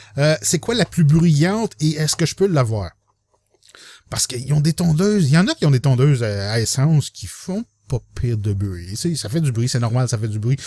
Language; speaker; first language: French; native; French